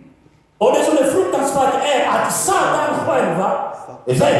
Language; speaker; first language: Swedish; non-native, fluent; Lingala